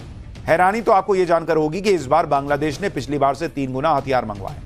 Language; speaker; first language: Hindi; native; Hindi